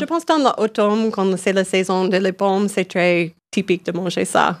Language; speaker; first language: French; non-native, learner; English